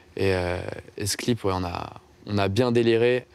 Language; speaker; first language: French; native; French